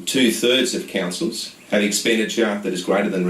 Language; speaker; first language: English; native; English